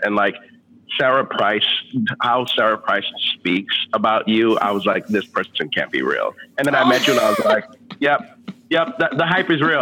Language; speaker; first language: English; early bilingual, other home language; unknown